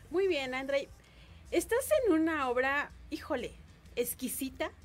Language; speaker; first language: Spanish; native; Spanish